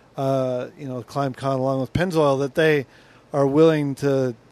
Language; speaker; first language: English; native; English